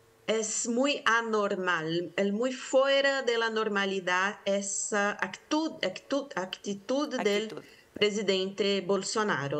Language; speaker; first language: Spanish; non-native, fluent; Portuguese